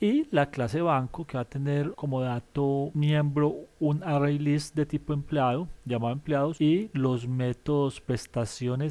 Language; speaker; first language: Spanish; native; Spanish